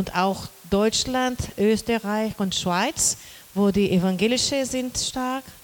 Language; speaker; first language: German; non-native, learner; Portuguese